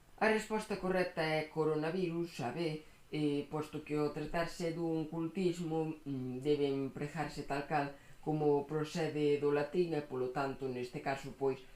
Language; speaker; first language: Galician; non-native, local second language; Spanish